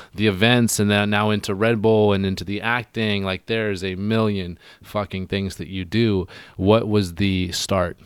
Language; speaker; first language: English; native; English